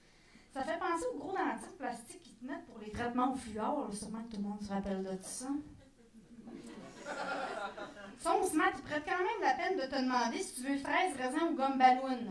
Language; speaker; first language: French; native; French